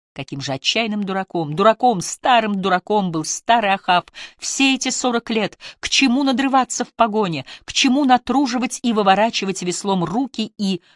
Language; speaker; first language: Russian; native; Russian